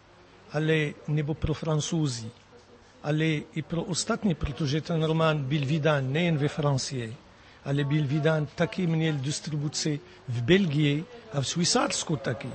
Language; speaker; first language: Czech; non-native, learner; French